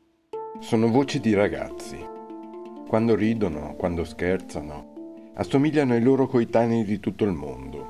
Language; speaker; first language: Italian; native; Italian